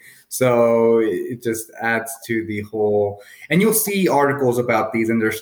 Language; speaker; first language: English; native; English